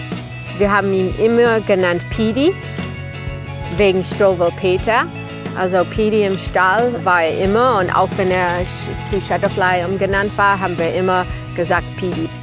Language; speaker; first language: German; non-native, fluent; English